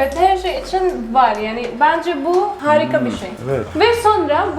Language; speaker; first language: Turkish; non-native, learner; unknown